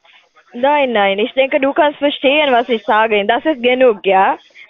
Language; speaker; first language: German; non-native, learner; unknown